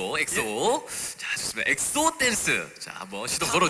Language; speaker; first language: Korean; native; Korean